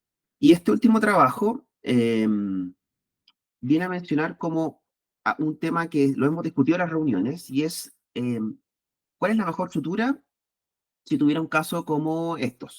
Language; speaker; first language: Spanish; native; Spanish